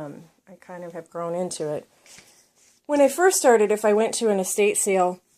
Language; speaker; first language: English; native; English